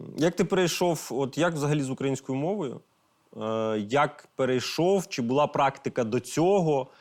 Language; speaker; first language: Ukrainian; non-native, local second language; Russian